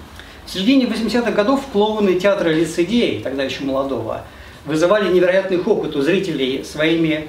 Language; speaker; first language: Russian; native; Russian